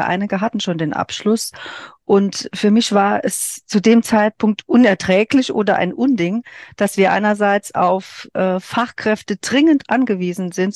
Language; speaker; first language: German; native; German